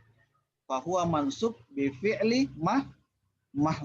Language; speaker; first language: Arabic; non-native, fluent; Indonesian